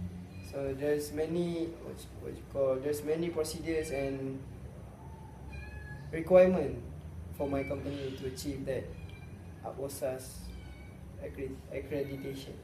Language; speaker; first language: English; non-native, local second language; Malay